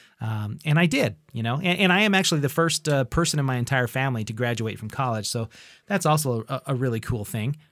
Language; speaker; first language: English; native; English